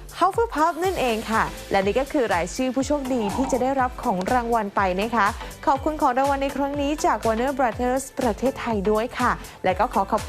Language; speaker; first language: Thai; native; Thai